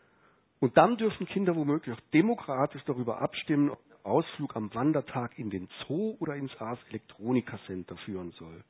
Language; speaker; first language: German; native; German